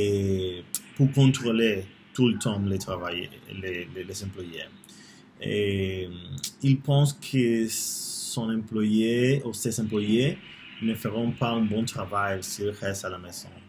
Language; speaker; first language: French; non-native, learner; Spanish